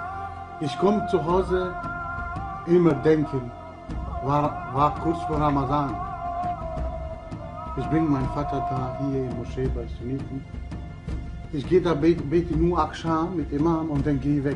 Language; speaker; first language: German; early bilingual, other home language; Albanian